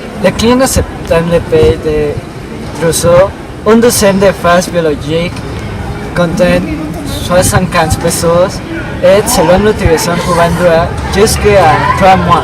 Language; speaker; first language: French; non-native, learner; Spanish